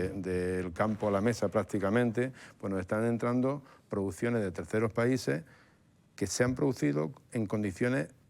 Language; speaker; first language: Spanish; native; Spanish